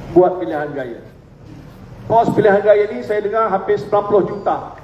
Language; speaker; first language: Malay; native; Malay